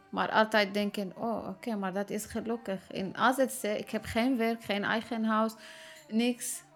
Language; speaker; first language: Dutch; non-native, learner; Arabic